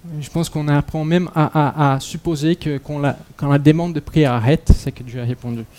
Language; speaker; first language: French; non-native, fluent; Portuguese